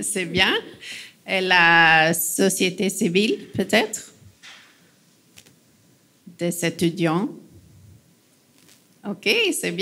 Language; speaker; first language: French; non-native, fluent; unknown